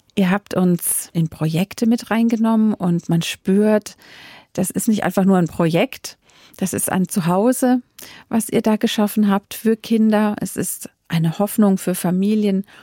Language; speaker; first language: German; native; German